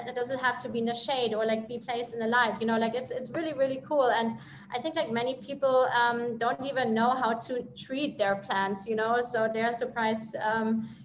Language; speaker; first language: English; non-native, fluent; German